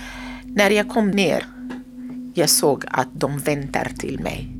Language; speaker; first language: Swedish; non-native, learner; Arabic